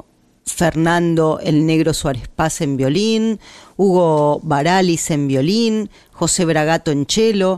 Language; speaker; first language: Spanish; native; Spanish